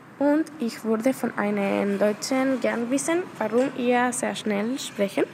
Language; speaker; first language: German; non-native, learner; Spanish